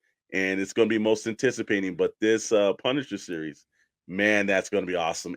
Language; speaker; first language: English; native; English